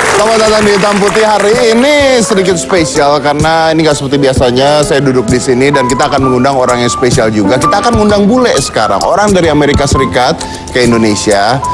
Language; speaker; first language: Indonesian; native; Indonesian